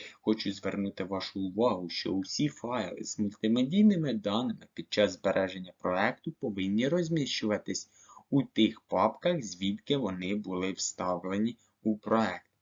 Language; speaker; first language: Ukrainian; native; Ukrainian